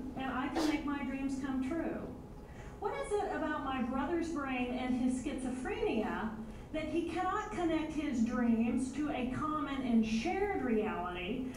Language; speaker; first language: English; native; English